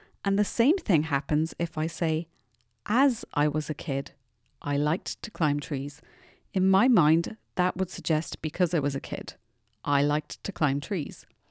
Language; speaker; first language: English; native; English